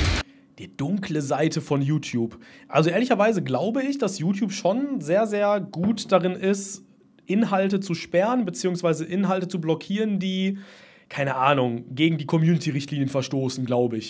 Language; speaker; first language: German; native; German